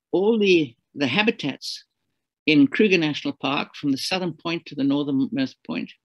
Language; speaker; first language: English; native; English